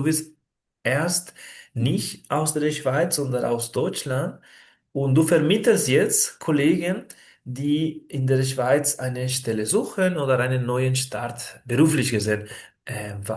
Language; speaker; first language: German; non-native, fluent; Spanish